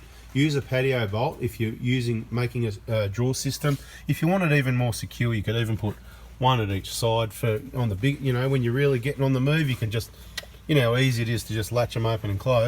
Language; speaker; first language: English; native; English